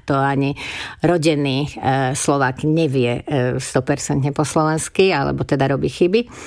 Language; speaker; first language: Slovak; non-native, local second language; Hungarian